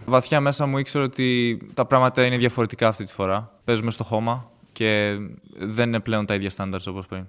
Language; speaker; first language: Greek; native; Greek